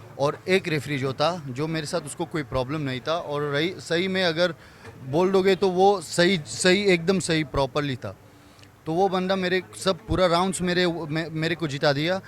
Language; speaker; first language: Hindi; non-native, fluent; Persian